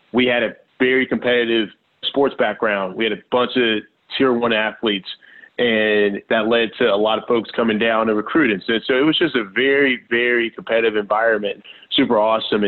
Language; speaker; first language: English; native; English